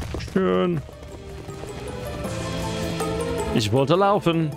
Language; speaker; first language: German; non-native, fluent; English